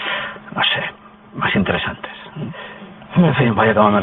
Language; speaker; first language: Spanish; native; Spanish